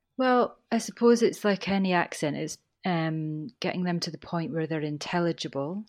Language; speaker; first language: English; native; English